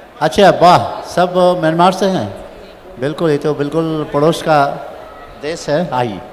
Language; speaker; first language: Hindi; native; Hindi